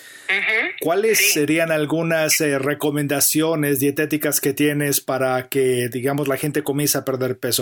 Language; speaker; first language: Spanish; native; Spanish